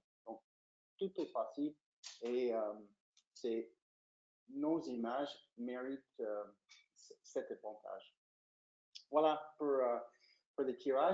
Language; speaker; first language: French; non-native, fluent; English